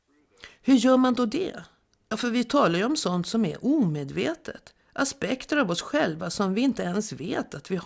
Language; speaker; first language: Swedish; native; Swedish